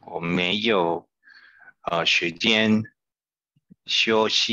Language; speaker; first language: Chinese; non-native, learner; Spanish